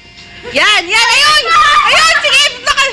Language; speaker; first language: Filipino; native; Filipino